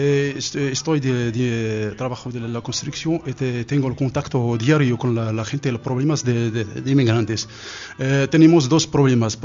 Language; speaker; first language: Spanish; non-native, learner; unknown